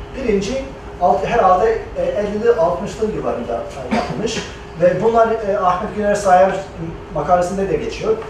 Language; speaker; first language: Turkish; non-native, fluent; English